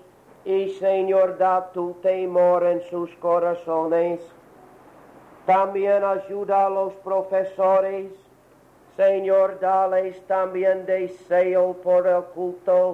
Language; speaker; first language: Spanish; non-native, learner; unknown